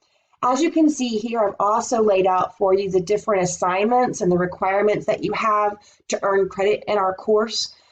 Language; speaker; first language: English; native; English